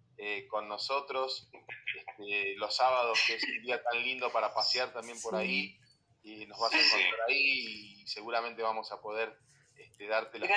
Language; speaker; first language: Spanish; native; Spanish